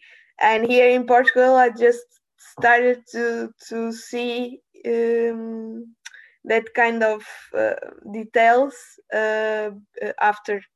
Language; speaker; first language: English; non-native, learner; Portuguese